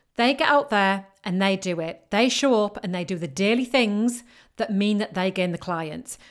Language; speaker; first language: English; native; English